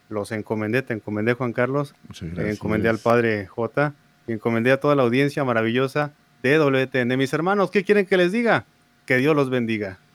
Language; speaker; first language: Spanish; native; Spanish